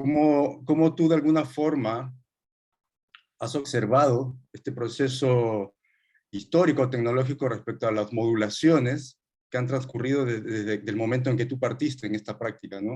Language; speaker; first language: Spanish; native; Spanish